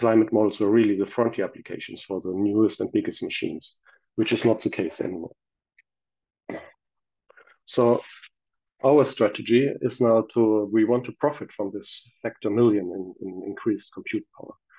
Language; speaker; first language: English; non-native, fluent; German